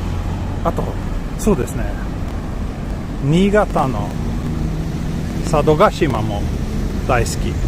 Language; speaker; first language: Japanese; non-native, fluent; Swedish